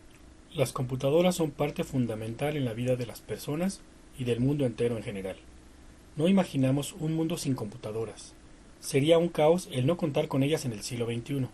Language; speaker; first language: Spanish; native; Spanish